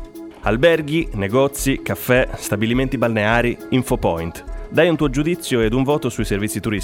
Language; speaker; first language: Italian; native; Italian